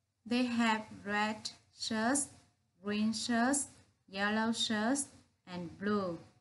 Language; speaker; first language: English; non-native, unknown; Vietnamese